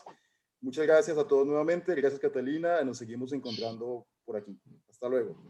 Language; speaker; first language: Spanish; native; Spanish